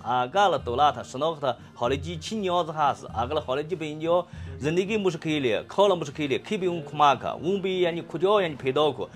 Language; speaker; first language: Persian; non-native, learner; Chinese